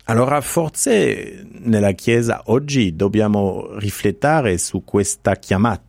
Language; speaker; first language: Italian; non-native, fluent; French